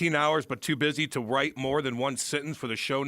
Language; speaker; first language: English; native; English